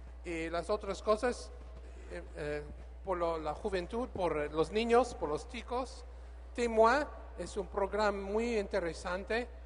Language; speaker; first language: Spanish; non-native, learner; English